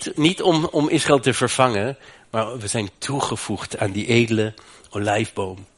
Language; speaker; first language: Dutch; non-native, fluent; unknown